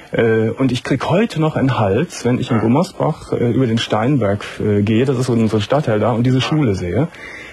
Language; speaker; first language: German; native; German